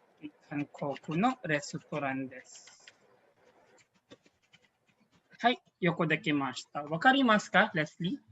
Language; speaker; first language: Japanese; non-native, fluent; Filipino